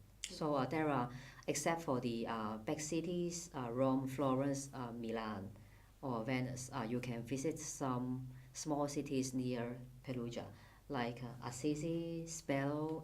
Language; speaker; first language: English; non-native, fluent; Cantonese